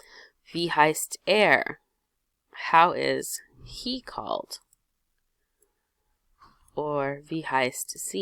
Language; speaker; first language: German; non-native, fluent; English